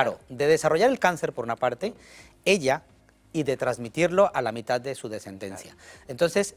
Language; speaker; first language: Spanish; native; Spanish